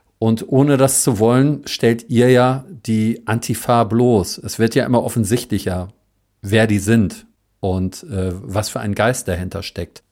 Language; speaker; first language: German; native; German